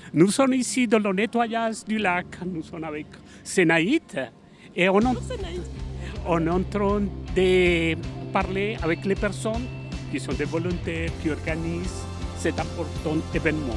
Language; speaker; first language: French; non-native, fluent; Spanish